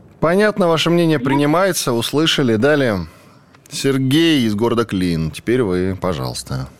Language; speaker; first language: Russian; native; Russian